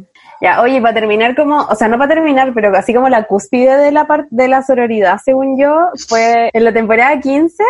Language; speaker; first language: Spanish; native; Spanish